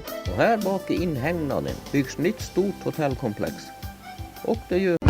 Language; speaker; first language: Swedish; native; Swedish